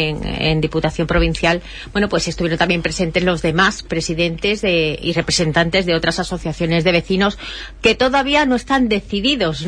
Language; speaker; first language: Spanish; native; Spanish